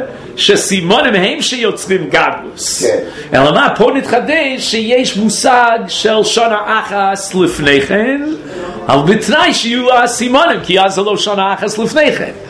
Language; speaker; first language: Hebrew; non-native, fluent; English